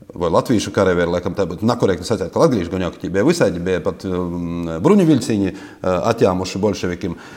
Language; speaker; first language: Latvian; native; Latvian